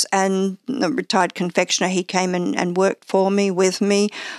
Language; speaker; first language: English; native; English